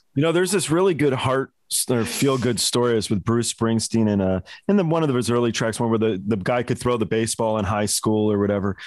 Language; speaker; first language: English; native; English